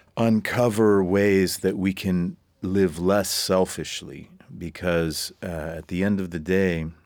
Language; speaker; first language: English; native; English